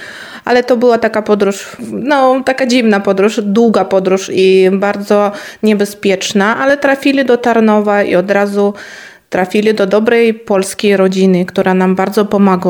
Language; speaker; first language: Polish; non-native, fluent; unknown